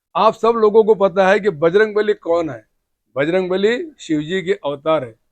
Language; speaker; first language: Hindi; non-native, local second language; Marathi